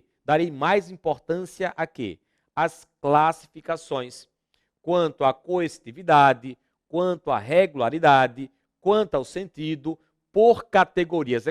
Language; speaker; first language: Portuguese; native; Portuguese